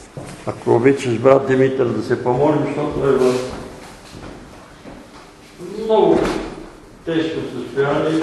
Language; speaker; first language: Bulgarian; native; Bulgarian